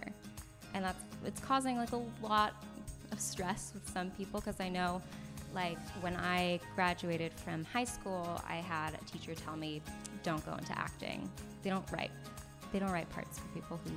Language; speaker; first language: English; early bilingual, other home language; French